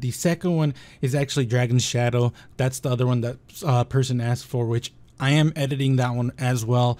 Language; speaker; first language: English; native; English